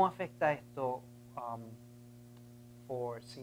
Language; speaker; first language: Spanish; early bilingual, heritage; Spanish